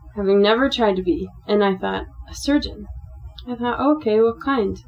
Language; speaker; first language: English; native; English